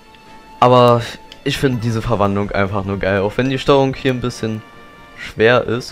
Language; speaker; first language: German; native; German